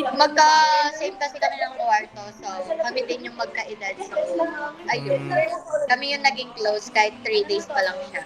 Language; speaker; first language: Filipino; non-native, local second language; Pampanga